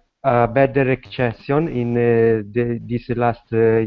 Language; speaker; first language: English; non-native, learner; Italian